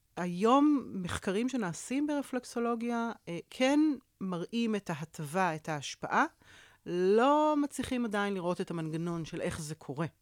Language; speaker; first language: Hebrew; native; Hebrew